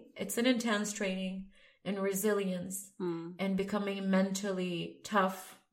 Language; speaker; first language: English; non-native, fluent; Swedish